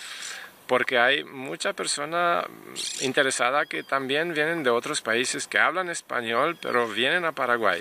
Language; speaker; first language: Spanish; non-native, fluent; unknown